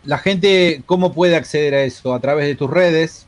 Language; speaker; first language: Spanish; native; Spanish